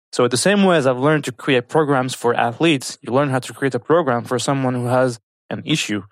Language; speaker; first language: English; non-native, fluent; French